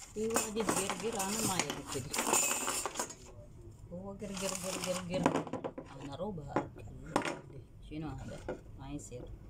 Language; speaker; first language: Arabic; non-native, learner; Filipino